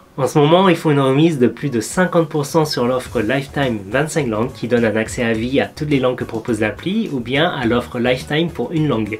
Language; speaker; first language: French; native; French